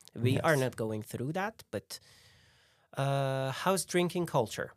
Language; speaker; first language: English; non-native, fluent; Persian